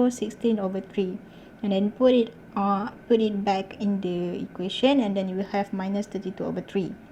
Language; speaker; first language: English; non-native, local second language; Malay